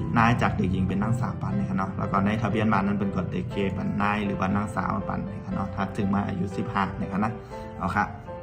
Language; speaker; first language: Thai; non-native, local second language; Shan